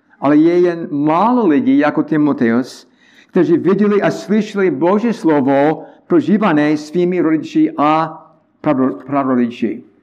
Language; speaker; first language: Czech; non-native, learner; English